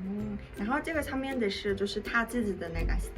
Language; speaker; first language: Chinese; non-native, fluent; Mongolian